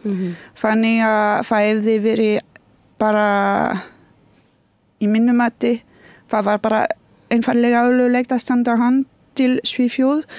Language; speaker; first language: Icelandic; non-native, learner; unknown